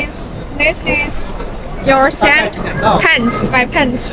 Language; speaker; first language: English; non-native, learner; Chinese